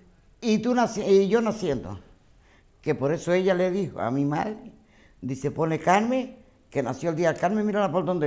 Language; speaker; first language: Spanish; native; Spanish